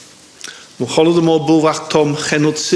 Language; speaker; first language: Ukrainian; early bilingual, heritage; Ukrainian